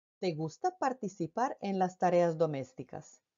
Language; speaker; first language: Spanish; non-native, fluent; Croatian